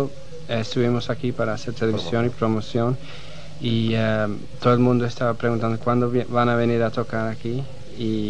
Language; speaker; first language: Spanish; non-native, fluent; English